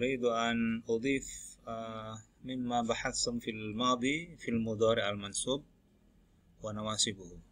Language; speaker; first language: Arabic; non-native, learner; Indonesian